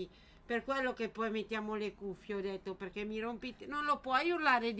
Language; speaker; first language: Italian; native; Italian